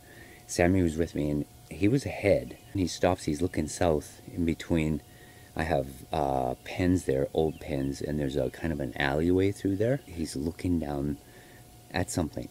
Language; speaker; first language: English; native; English